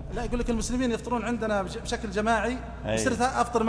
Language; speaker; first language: Arabic; native; Arabic